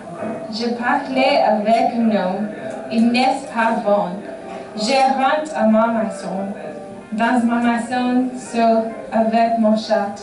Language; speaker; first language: French; non-native, learner; English